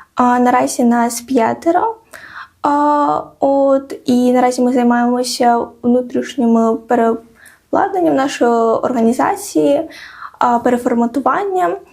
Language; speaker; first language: Ukrainian; non-native, local second language; Crimean Tatar